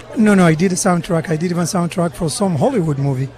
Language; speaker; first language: English; non-native, fluent; Arabic